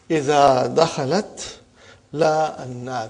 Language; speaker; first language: Arabic; non-native, fluent; English